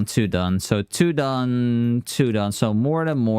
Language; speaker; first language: English; native; English